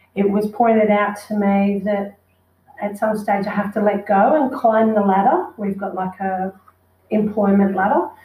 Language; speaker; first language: English; native; English